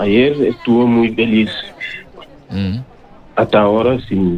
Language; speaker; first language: Spanish; non-native, learner; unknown